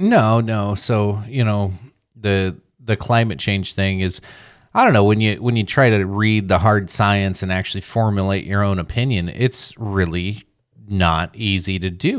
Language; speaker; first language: English; native; English